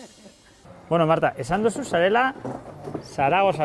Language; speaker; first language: Basque; native; Basque